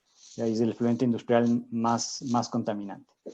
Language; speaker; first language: Spanish; native; Spanish